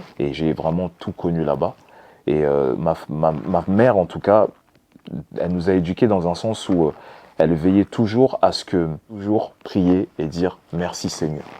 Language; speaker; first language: French; early bilingual, other home language; Lingala